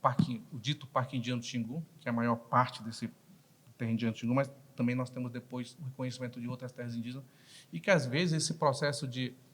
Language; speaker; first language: Portuguese; non-native, local second language; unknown